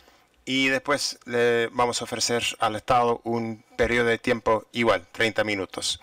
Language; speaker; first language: Spanish; non-native, fluent; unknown